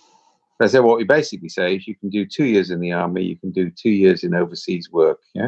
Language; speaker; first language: English; native; English